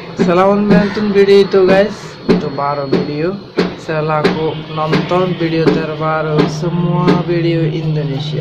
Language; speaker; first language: Indonesian; non-native, learner; Bangla